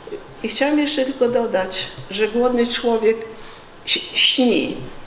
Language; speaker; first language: Polish; early bilingual, heritage; Polish